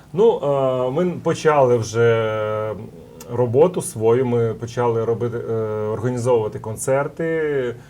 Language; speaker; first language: Ukrainian; early bilingual, heritage; Russian